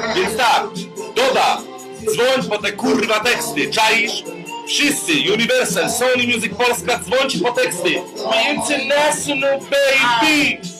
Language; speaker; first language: Polish; early bilingual, heritage; Polish